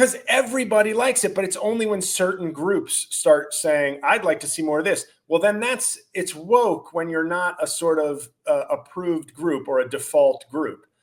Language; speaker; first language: English; native; English